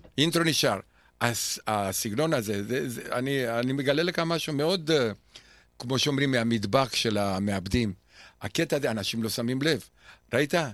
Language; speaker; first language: Hebrew; non-native, fluent; Romanian